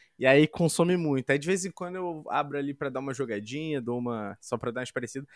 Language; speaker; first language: Portuguese; native; Portuguese